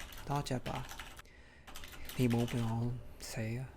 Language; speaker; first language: Cantonese; early bilingual, heritage; Cantonese